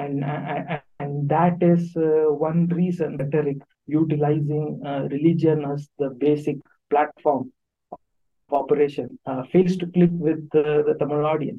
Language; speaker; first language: English; non-native, local second language; Tamil